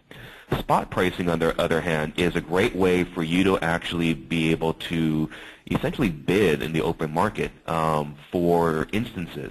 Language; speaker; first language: English; native; English